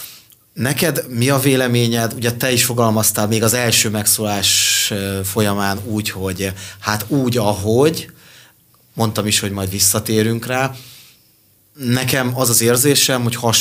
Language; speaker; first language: Hungarian; native; Hungarian